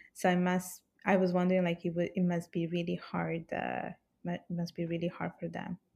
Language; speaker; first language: English; early bilingual, heritage; Italian